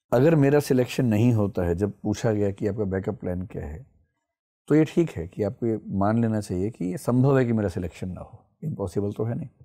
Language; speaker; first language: Hindi; native; Hindi